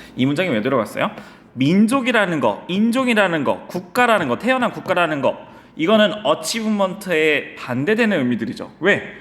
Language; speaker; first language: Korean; native; Korean